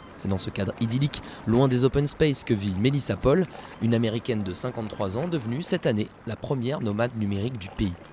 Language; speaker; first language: French; native; French